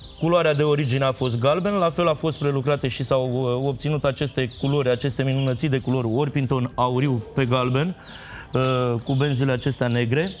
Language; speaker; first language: Romanian; native; Romanian